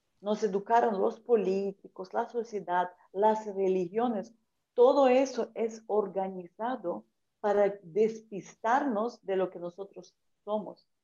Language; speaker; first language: Spanish; non-native, fluent; Ukrainian